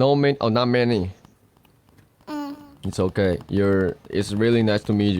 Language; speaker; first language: English; non-native, fluent; Chinese